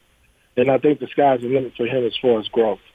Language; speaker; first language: English; native; English